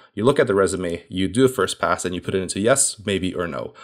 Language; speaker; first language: English; non-native, fluent; Hungarian